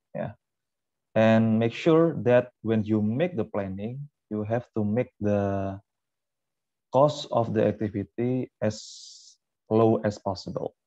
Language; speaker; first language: English; non-native, fluent; Indonesian